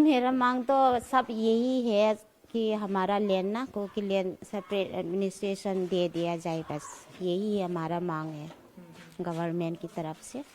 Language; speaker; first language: Hindi; non-native, local second language; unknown